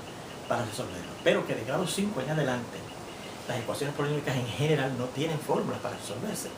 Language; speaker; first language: Spanish; native; Spanish